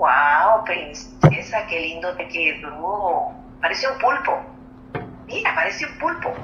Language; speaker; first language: Spanish; native; Spanish